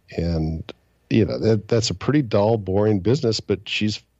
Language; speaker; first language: English; native; English